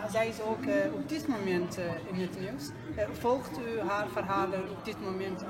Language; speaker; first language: Dutch; non-native, fluent; Pashto